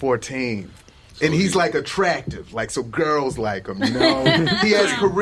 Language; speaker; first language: English; native; English